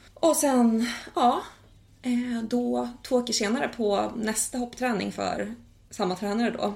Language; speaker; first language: Swedish; native; Swedish